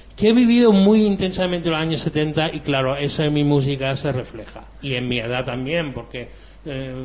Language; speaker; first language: Spanish; early bilingual, other home language; German